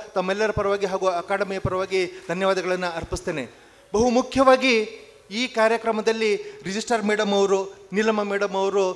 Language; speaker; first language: Kannada; non-native, local second language; Lambadi